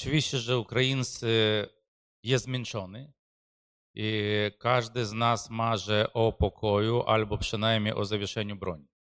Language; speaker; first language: Polish; non-native, fluent; Ukrainian